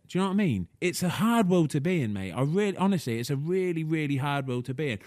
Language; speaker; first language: English; native; English